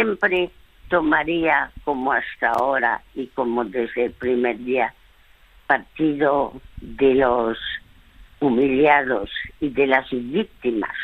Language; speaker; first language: Spanish; early bilingual, other home language; French